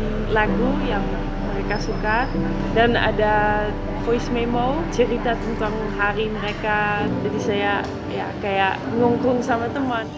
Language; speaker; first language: Indonesian; non-native, fluent; Dutch